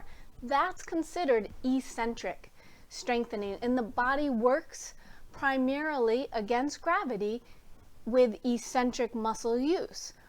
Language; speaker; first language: English; native; English